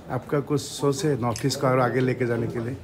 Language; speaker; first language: Hindi; non-native, local second language; Assamese